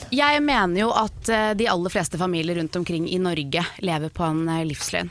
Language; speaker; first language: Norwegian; native; Norwegian